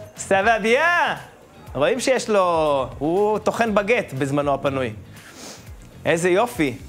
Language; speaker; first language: Hebrew; native; Hebrew